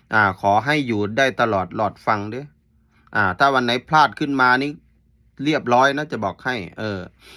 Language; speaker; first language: Thai; native; Thai